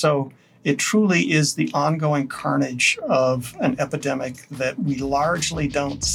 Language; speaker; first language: English; native; English